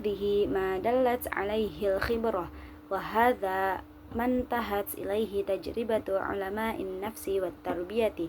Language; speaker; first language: Arabic; non-native, learner; Indonesian